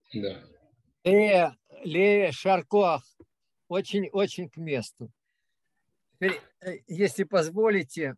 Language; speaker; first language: Russian; native; Russian